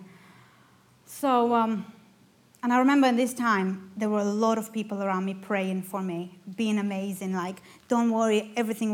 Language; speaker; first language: English; non-native, fluent; Romanian